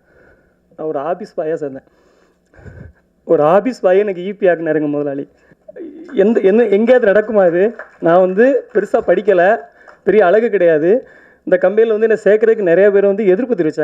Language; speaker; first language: Tamil; native; Tamil